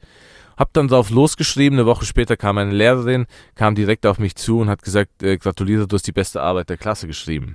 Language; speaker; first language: German; early bilingual, other home language; Persian